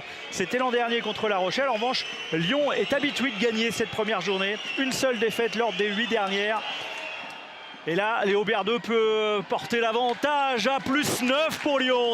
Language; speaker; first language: French; native; French